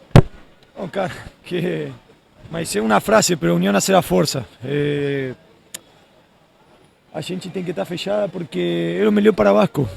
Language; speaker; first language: Portuguese; non-native, fluent; Spanish